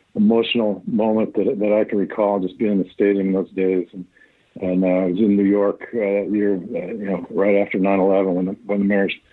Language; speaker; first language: English; native; English